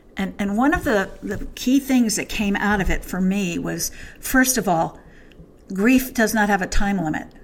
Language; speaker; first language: English; native; English